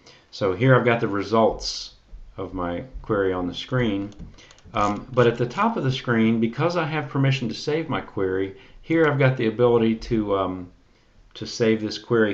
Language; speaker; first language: English; native; English